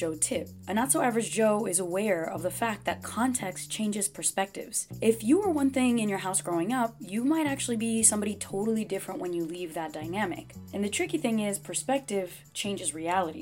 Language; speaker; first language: English; native; English